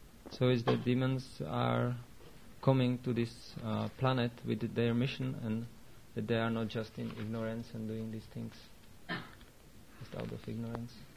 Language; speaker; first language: English; non-native, fluent; Czech